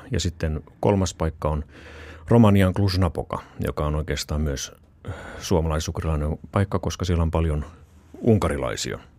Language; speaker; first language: Finnish; native; Finnish